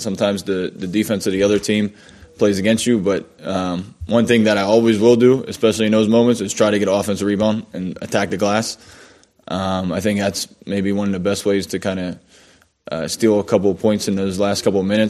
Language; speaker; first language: English; native; English